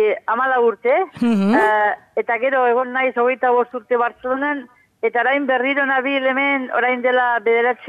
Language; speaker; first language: Basque; non-native, fluent; Catalan